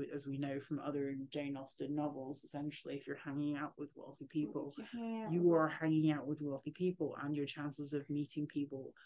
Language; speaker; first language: English; native; English